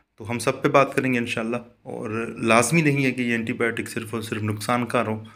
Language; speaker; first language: Urdu; non-native, local second language; Sindhi